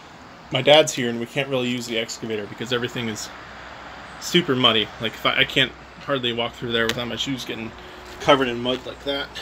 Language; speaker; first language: English; native; English